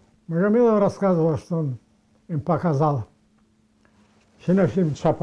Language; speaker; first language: Russian; non-native, local second language; Karachay-Balkar